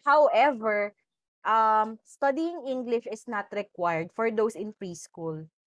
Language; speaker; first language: English; non-native, local second language; Filipino